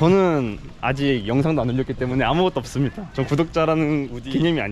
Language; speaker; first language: Korean; native; Korean